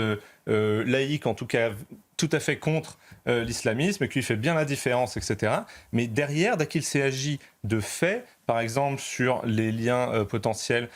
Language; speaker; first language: French; native; French